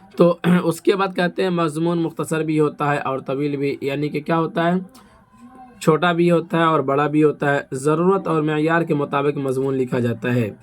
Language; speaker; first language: Urdu; native; Urdu